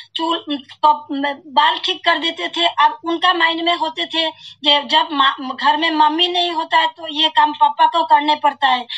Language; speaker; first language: Hindi; non-native, local second language; Assamese